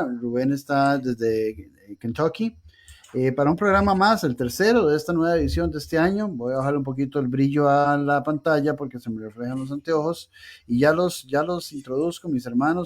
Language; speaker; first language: Spanish; native; Spanish